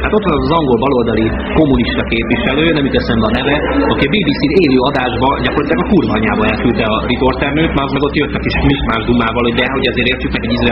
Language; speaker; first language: Hungarian; native; Hungarian